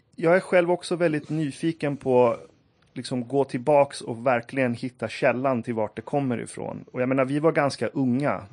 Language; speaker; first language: Swedish; early bilingual, other home language; Persian